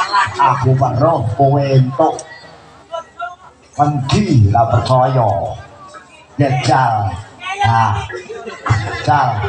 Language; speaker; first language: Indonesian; non-native, local second language; Javanese